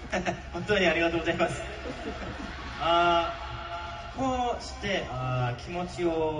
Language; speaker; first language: Japanese; non-native, learner; Korean